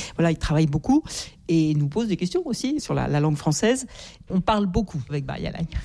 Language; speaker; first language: French; native; French